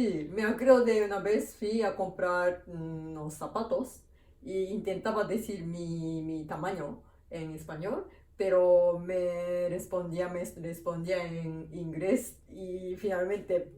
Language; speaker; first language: Spanish; non-native, fluent; Japanese